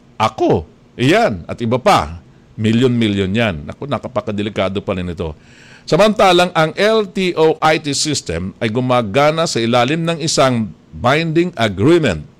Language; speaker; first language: Filipino; native; Filipino